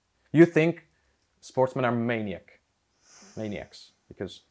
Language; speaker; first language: English; non-native, fluent; Hungarian